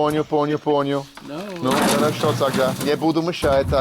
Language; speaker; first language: Russian; non-native, learner; English